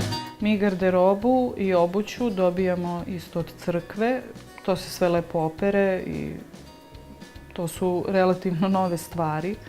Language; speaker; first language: Serbian; native; Serbian